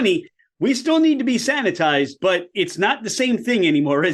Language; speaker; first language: English; native; English